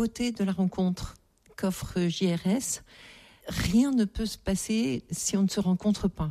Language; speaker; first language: French; native; French